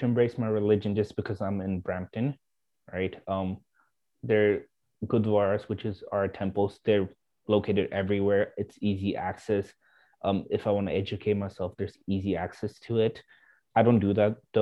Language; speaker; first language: English; non-native, fluent; Swedish